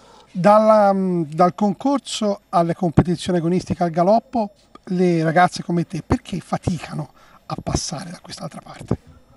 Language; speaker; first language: Italian; native; Italian